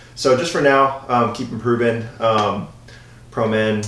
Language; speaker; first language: English; native; English